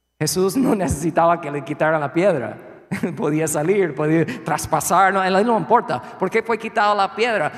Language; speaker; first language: Spanish; non-native, fluent; English